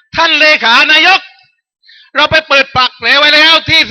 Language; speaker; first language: Thai; non-native, local second language; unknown